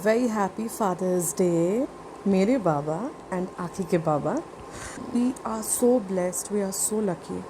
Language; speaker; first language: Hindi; non-native, local second language; Bangla